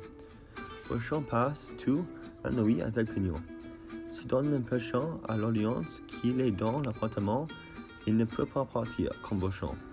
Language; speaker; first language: French; non-native, learner; English